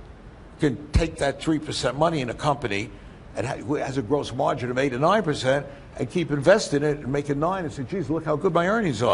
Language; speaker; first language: English; native; English